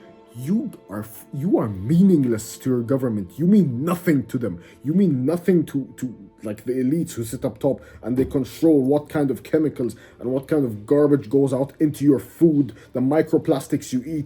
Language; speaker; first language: English; native; English